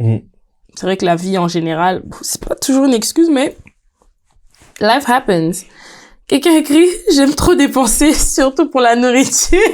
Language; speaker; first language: French; native; French